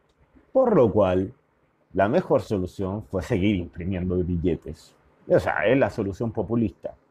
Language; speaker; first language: Spanish; native; Spanish